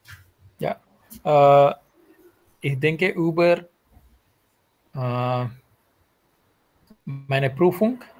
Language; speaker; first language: German; non-native, learner; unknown